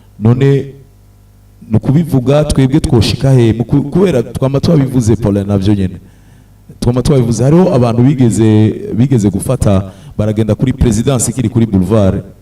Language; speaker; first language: Rundi; native; Rundi